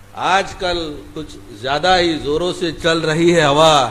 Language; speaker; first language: Hindi; non-native, local second language; Marathi